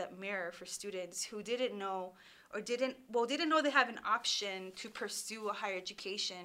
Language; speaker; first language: English; early bilingual, other home language; Spanish